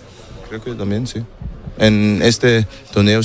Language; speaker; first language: Spanish; non-native, learner; German